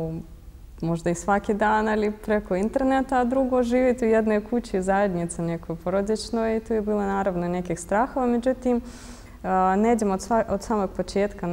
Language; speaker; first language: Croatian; non-native, fluent; Russian